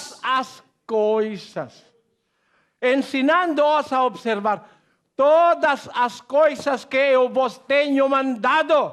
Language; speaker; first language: Portuguese; non-native, learner; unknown